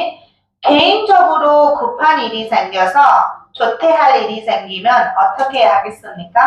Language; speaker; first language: Korean; non-native, fluent; Nepali